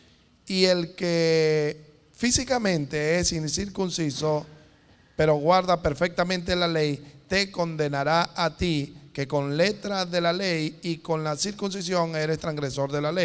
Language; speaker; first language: Spanish; native; Spanish